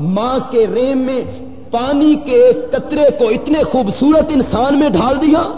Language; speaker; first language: Urdu; non-native, local second language; Punjabi